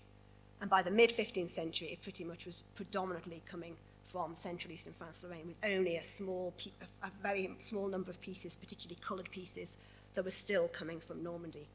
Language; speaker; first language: English; native; English